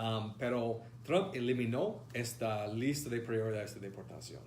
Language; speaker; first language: Spanish; non-native, fluent; English